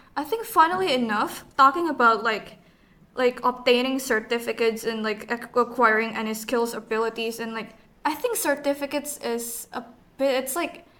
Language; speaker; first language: English; non-native, fluent; Indonesian